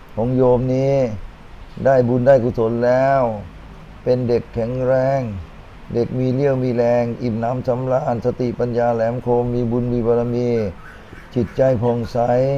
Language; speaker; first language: Thai; native; Thai